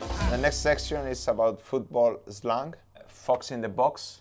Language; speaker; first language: English; non-native, fluent; Spanish